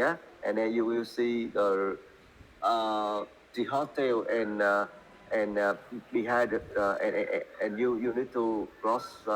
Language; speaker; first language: English; non-native, learner; Vietnamese